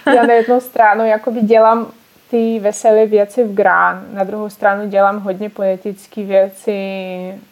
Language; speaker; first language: Czech; non-native, fluent; Russian